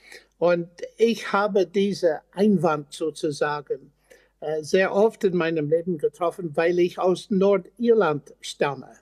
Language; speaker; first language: German; non-native, fluent; English